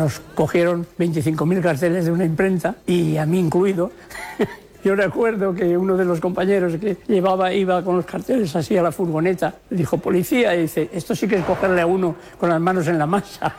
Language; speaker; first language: Spanish; native; Spanish